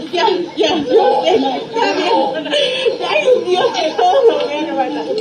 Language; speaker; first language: Spanish; native; Spanish